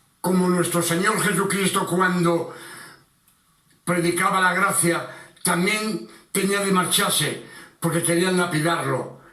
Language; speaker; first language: Spanish; non-native, fluent; French